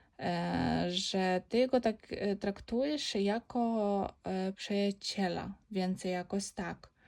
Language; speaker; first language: Polish; non-native, learner; Ukrainian